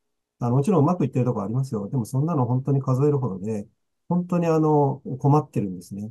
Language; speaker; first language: Japanese; native; Japanese